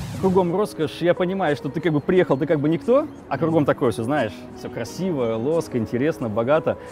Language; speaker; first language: Russian; native; Russian